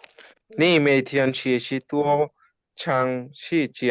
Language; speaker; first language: Chinese; non-native, learner; Bangla